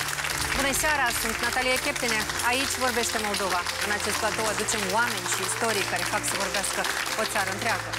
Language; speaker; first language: Romanian; native; Romanian